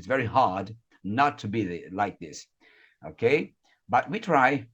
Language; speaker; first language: English; non-native, fluent; Portuguese